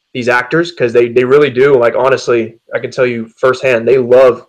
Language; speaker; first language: English; native; English